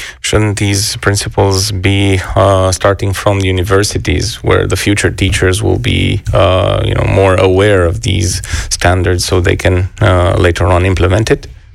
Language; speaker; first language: English; non-native, fluent; Romanian